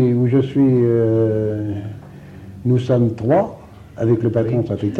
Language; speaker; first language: French; native; French